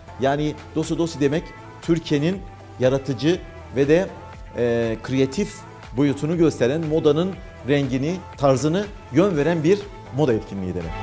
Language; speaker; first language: Turkish; native; Turkish